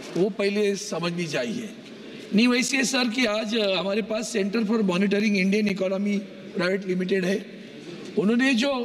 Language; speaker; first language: Hindi; non-native, local second language; Marathi